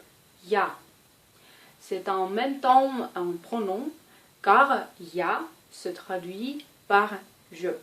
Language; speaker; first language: French; non-native, fluent; Russian